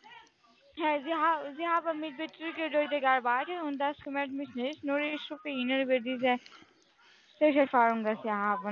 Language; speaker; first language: German; non-native, learner; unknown